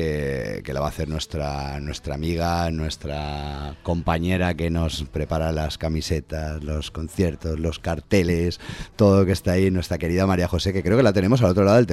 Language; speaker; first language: Spanish; native; Spanish